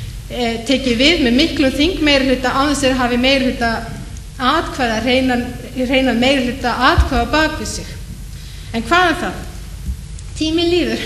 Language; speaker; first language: Icelandic; native; Icelandic